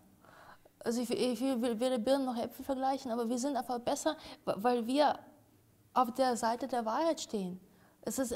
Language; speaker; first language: German; non-native, fluent; Russian